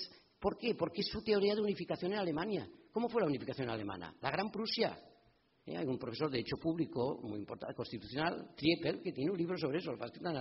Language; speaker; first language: Spanish; native; Spanish